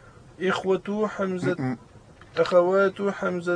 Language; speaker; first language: Arabic; non-native, learner; French